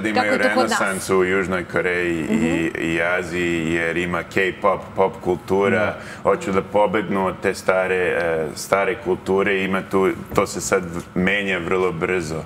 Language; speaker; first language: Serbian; early bilingual, heritage; Serbian